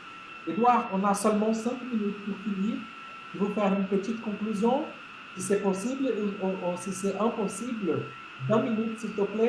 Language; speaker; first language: French; non-native, fluent; Portuguese